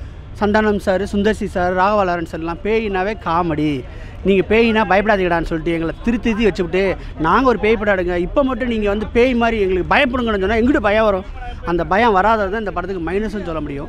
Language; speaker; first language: Tamil; native; Tamil